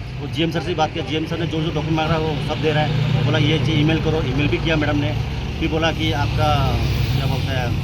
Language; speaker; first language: Hindi; non-native, local second language; Nepali